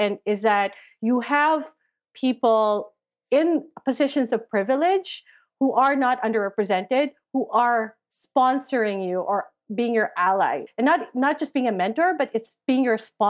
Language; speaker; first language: English; non-native, local second language; Filipino